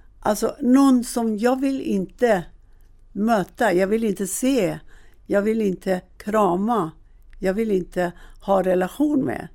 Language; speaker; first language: Swedish; non-native, fluent; Persian